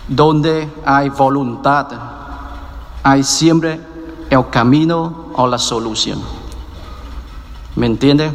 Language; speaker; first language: Spanish; non-native, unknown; Vietnamese